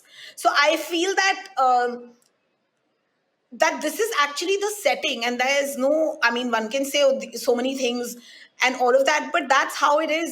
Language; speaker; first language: English; non-native, local second language; Hindi